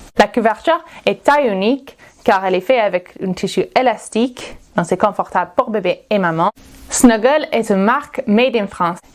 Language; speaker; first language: French; non-native, fluent; English